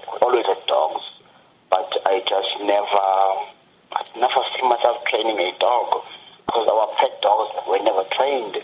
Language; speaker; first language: English; non-native, local second language; Xhosa